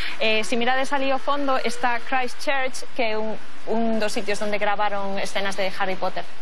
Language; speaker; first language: Galician; native; Galician